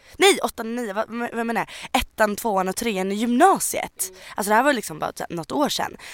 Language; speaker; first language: Swedish; native; Swedish